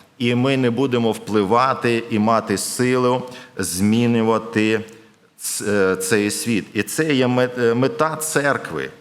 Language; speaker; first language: Ukrainian; non-native, local second language; Russian